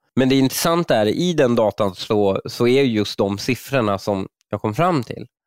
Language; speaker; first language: Swedish; early bilingual, other home language; Persian